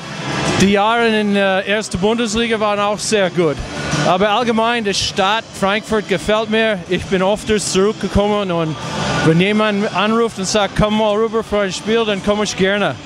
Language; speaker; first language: German; non-native, fluent; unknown